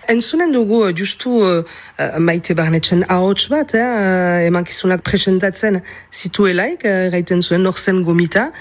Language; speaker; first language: Basque; native; Basque